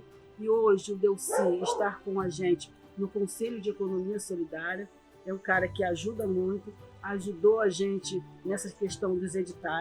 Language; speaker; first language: Portuguese; native; Portuguese